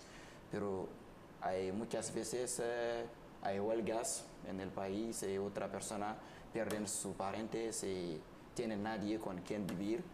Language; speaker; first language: Spanish; non-native, learner; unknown